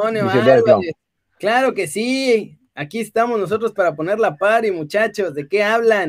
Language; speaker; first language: Spanish; native; Spanish